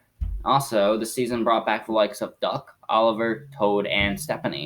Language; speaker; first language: English; native; English